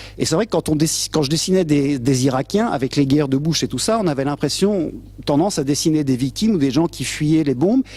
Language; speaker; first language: French; native; French